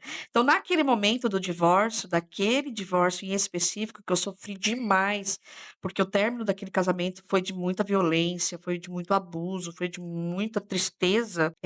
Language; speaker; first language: Portuguese; native; Portuguese